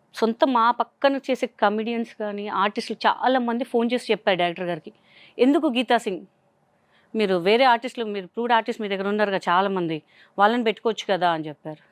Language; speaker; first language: Telugu; non-native, local second language; Hindi